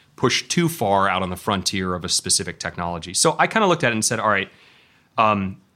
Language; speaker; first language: English; native; English